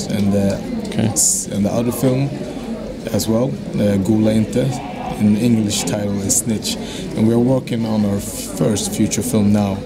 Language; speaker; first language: English; non-native, fluent; Swedish